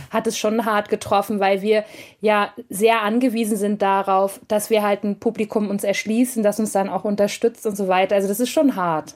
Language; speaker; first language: German; native; German